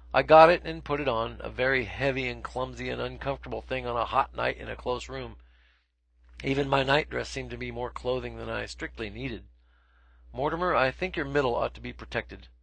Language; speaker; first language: English; native; English